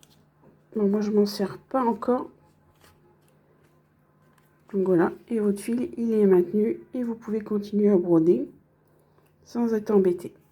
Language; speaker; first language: French; native; French